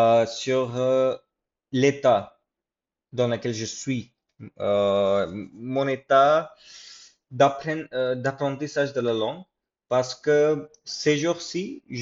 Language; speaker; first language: French; non-native, fluent; English